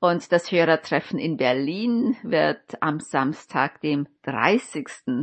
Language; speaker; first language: German; native; German